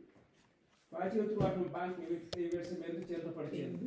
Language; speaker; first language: Italian; non-native, learner; Punjabi